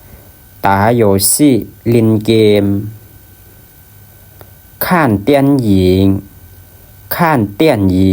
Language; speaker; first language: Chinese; non-native, fluent; Lao